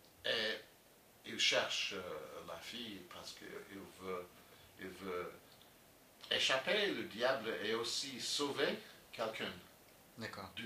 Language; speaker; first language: French; non-native, learner; English